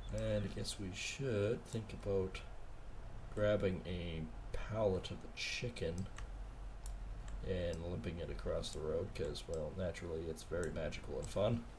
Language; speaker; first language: English; native; English